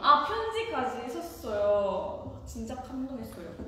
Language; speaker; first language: Korean; non-native, fluent; Indonesian